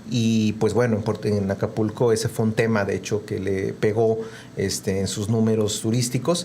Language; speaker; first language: Spanish; native; Spanish